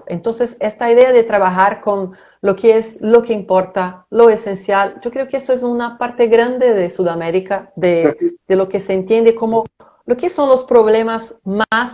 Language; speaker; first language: Spanish; non-native, fluent; Portuguese